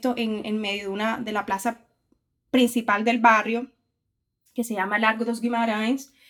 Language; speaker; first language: Spanish; native; Spanish